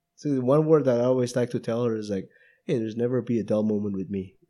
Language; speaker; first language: English; non-native, fluent; Indonesian